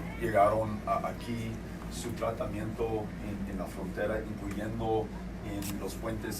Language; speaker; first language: Spanish; non-native, fluent; English